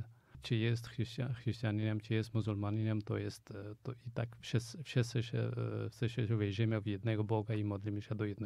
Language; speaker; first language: Polish; non-native, fluent; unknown